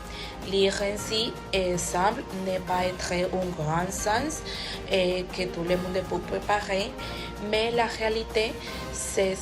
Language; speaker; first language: French; non-native, learner; Spanish